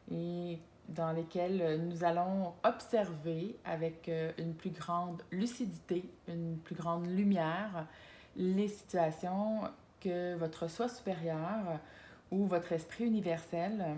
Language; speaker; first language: French; native; French